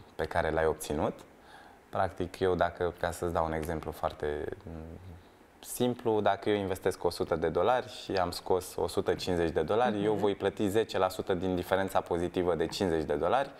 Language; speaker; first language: Romanian; native; Romanian